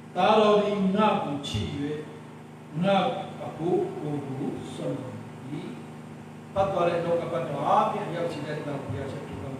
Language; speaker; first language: Burmese; non-native, local second language; Tedim Chin